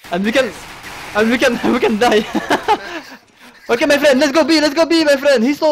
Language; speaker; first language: English; non-native, fluent; French